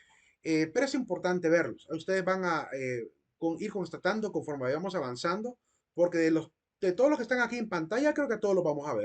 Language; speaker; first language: Spanish; native; Spanish